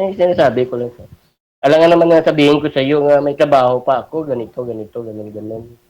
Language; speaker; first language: Filipino; non-native, local second language; Hiligaynon